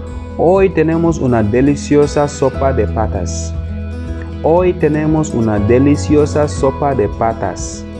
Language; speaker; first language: Spanish; non-native, fluent; Wolof